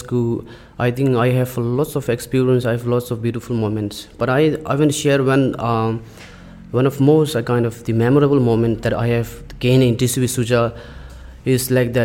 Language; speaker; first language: English; non-native, learner; Tibetan